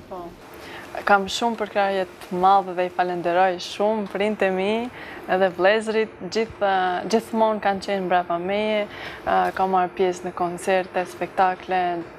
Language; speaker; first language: Albanian; early bilingual, heritage; Albanian